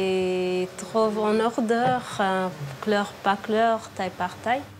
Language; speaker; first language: French; non-native, learner; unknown